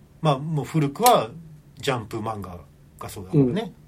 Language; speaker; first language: Japanese; native; Japanese